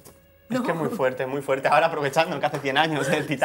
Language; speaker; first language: Spanish; native; Spanish